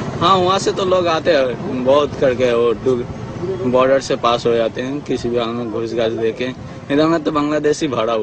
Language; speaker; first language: Hindi; non-native, learner; Bangla